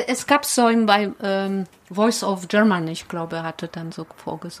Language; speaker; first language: German; non-native, learner; Polish